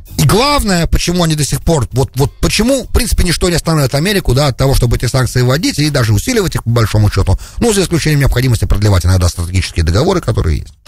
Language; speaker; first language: Russian; native; Russian